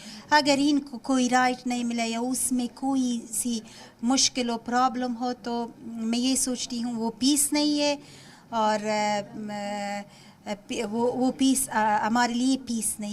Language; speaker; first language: Hindi; non-native, fluent; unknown